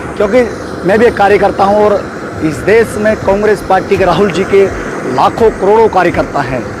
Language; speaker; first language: Hindi; native; Hindi